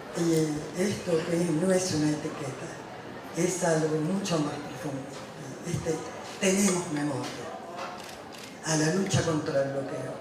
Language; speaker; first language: Spanish; native; Spanish